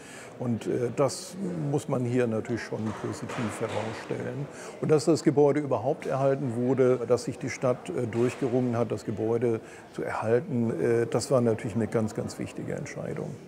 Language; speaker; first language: German; native; German